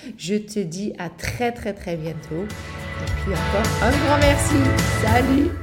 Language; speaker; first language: French; non-native, fluent; Dutch